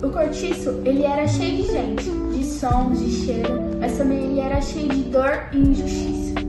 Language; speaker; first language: Portuguese; native; Portuguese